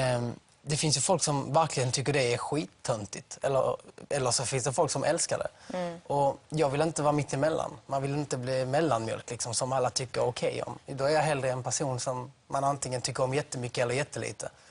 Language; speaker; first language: Swedish; native; Swedish